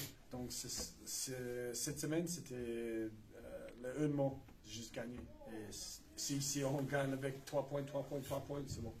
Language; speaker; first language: French; non-native, learner; English